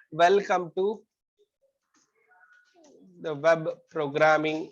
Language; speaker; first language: English; non-native, local second language; Kannada